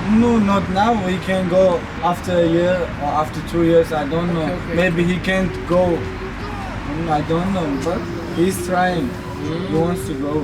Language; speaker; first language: English; non-native, learner; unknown